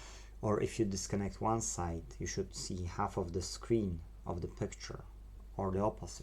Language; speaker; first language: English; non-native, fluent; Polish